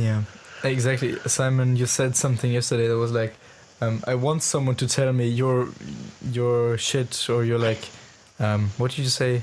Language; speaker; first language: English; non-native, fluent; German